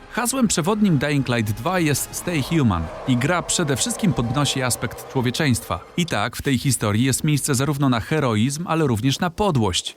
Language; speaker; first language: Polish; native; Polish